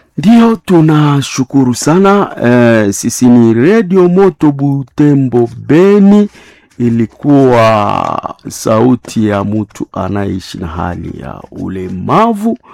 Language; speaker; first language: Swahili; non-native, local second language; Nande